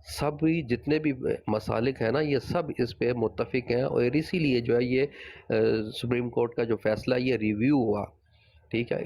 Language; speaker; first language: Urdu; non-native, local second language; Punjabi